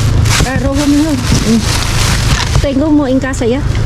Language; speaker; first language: Spanish; non-native, learner; Filipino